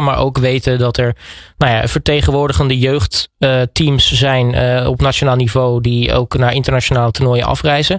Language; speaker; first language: Dutch; native; Dutch